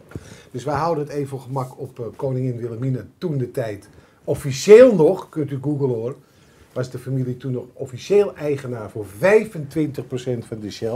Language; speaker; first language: Dutch; native; Dutch